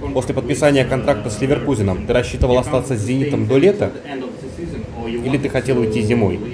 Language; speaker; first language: Russian; native; Russian